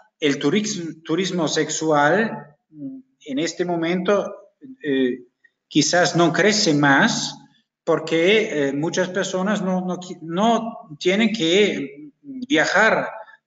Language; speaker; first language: Spanish; non-native, fluent; German